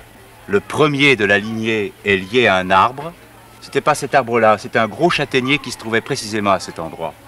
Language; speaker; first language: French; native; French